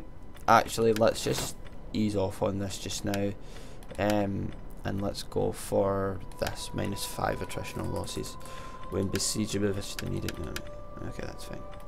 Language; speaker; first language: English; native; English